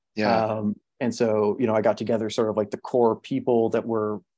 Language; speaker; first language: English; native; English